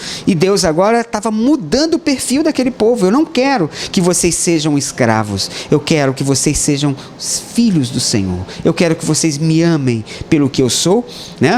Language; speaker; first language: Portuguese; native; Portuguese